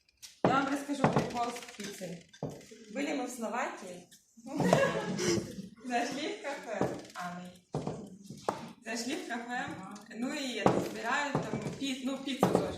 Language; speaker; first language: Russian; native; Russian